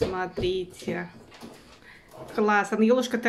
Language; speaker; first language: Russian; native; Russian